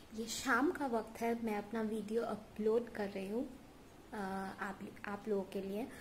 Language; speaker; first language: Hindi; non-native, local second language; Assamese